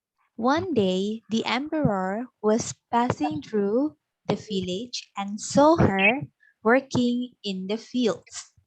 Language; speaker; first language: English; non-native, fluent; Indonesian